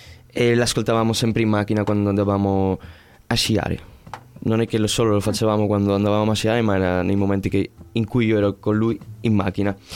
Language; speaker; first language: Italian; non-native, fluent; Spanish